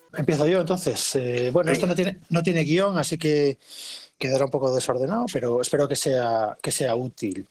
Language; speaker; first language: Spanish; native; Spanish